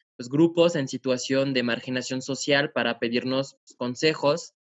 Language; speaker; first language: Spanish; non-native, fluent; French